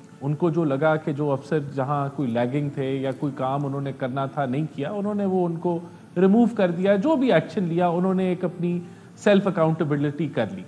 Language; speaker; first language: Urdu; native; Urdu